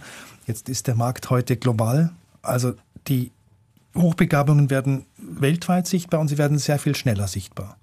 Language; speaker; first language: German; native; German